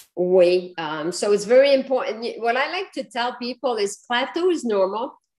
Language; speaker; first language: English; non-native, fluent; French